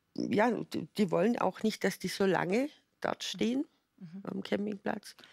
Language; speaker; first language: German; native; German